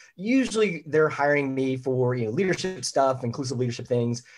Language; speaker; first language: English; native; English